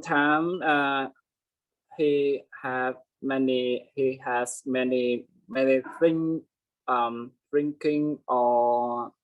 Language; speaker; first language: English; non-native, learner; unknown